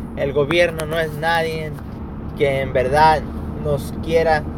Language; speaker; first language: Spanish; early bilingual, heritage; Spanish